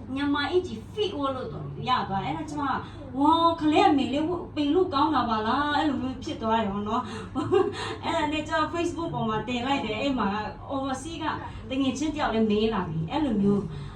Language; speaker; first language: Burmese; non-native, local second language; Kachin